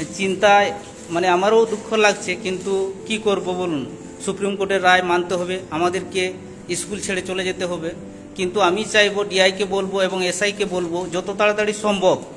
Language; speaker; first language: Bangla; non-native, local second language; Santali